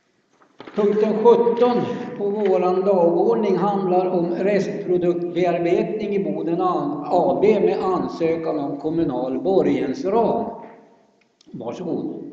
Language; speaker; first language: Swedish; native; Swedish